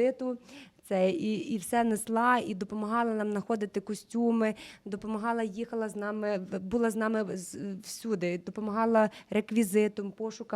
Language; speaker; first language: Ukrainian; native; Ukrainian